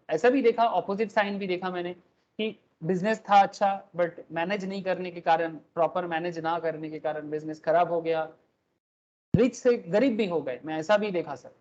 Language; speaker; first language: Hindi; non-native, local second language; Bangla